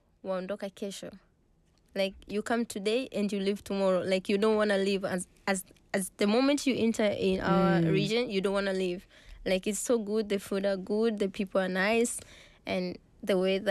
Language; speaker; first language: English; non-native, local second language; Swahili